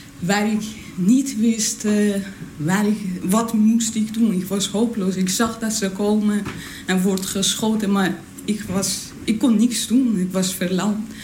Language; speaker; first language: Dutch; non-native, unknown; Persian